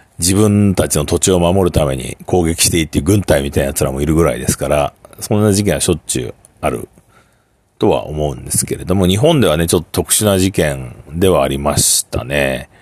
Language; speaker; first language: Japanese; native; Japanese